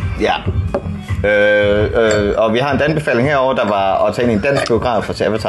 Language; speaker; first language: Danish; native; Danish